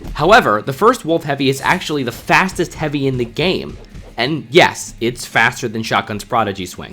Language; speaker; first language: English; native; English